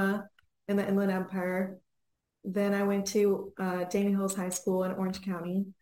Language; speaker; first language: English; native; English